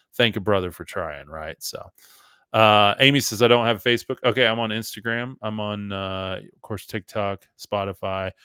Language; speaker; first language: English; early bilingual, other home language; German